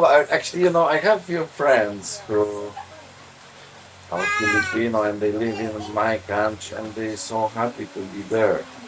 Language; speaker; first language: English; non-native, learner; Polish